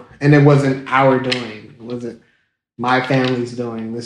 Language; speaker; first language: English; native; English